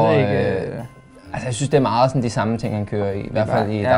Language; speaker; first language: Danish; native; Danish